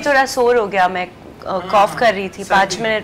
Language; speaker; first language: Hindi; native; Hindi